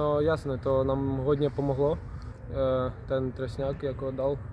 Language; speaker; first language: Czech; non-native, learner; Ukrainian